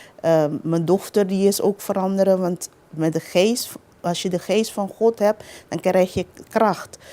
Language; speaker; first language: Dutch; non-native, local second language; Papiamento